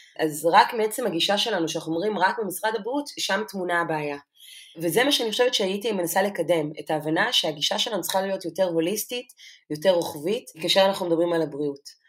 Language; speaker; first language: Hebrew; non-native, local second language; Arabic